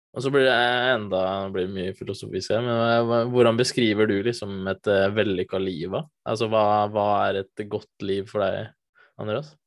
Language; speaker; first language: Norwegian; native; Norwegian